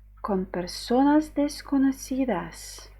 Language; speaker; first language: Spanish; non-native, fluent; Ukrainian